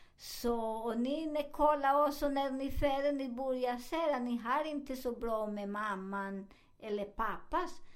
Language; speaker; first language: Swedish; non-native, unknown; Spanish